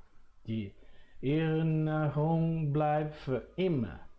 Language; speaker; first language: German; non-native, fluent; Portuguese